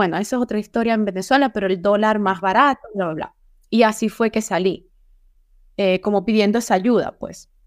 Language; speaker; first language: Spanish; native; Spanish